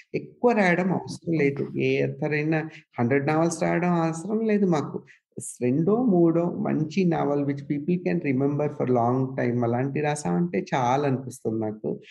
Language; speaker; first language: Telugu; non-native, local second language; Kannada